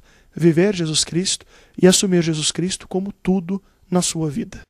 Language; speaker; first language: Portuguese; native; Portuguese